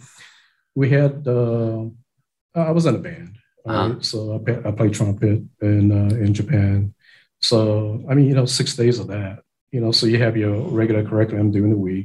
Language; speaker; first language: English; non-native, fluent; Japanese